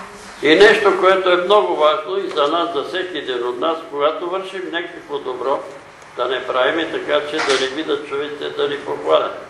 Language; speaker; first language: Bulgarian; native; Bulgarian